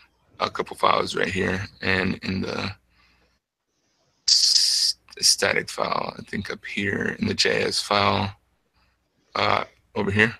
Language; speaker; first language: English; native; English